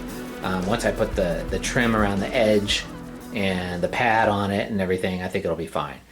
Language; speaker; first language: English; native; English